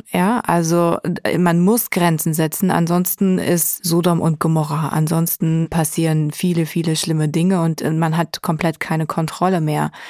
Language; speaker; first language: German; native; German